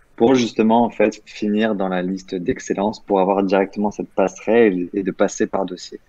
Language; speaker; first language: French; native; French